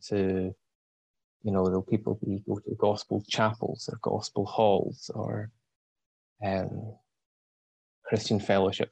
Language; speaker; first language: English; native; English